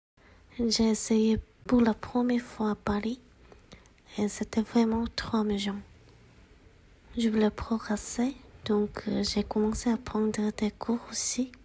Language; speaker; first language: French; non-native, fluent; Korean